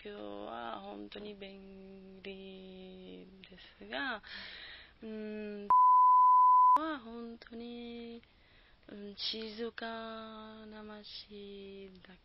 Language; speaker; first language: Japanese; non-native, learner; Spanish